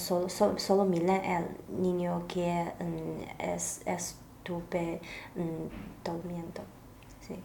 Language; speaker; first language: Spanish; non-native, learner; Chinese